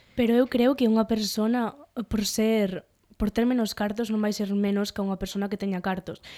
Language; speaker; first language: Galician; non-native, local second language; Spanish